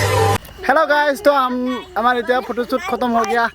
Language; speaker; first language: Hindi; non-native, local second language; Assamese